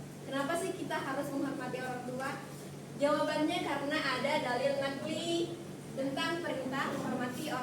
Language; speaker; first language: Indonesian; native; Indonesian